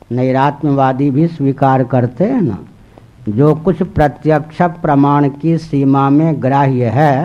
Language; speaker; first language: Hindi; native; Hindi